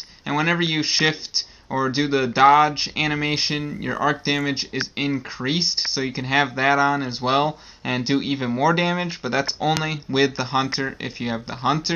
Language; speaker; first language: English; native; English